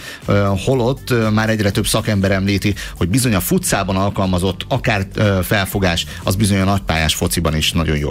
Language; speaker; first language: Hungarian; native; Hungarian